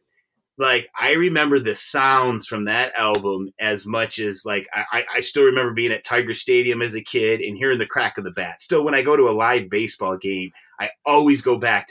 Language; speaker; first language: English; native; English